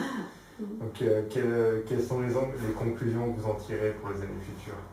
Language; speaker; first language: French; native; French